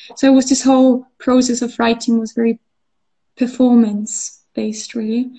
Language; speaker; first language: English; non-native, fluent; German